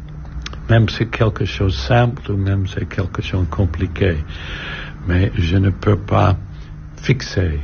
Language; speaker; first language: French; non-native, learner; English